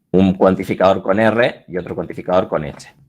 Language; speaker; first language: Spanish; native; Spanish